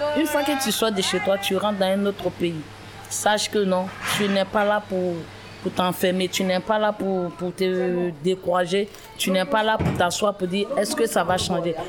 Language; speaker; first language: French; non-native, local second language; Bambara